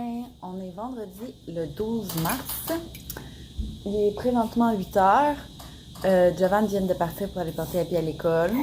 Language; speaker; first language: French; native; French